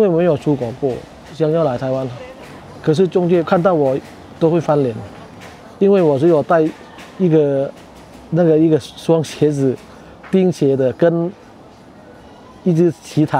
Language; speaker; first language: Chinese; non-native, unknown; Thai